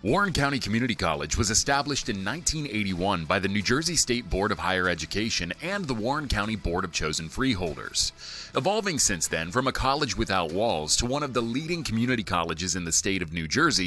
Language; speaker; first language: English; native; English